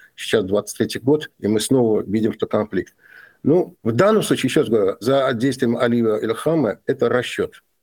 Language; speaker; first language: Russian; non-native, local second language; Azerbaijani